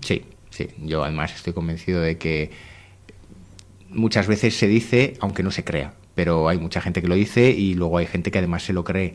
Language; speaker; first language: Spanish; native; Spanish